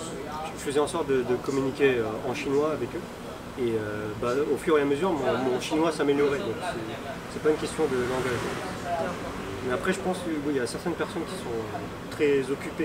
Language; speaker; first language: French; early bilingual, other home language; Min Nan Chinese